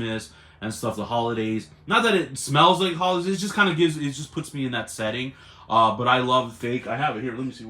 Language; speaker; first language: English; native; English